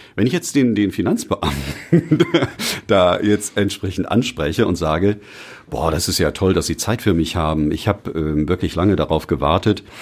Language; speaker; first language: German; native; German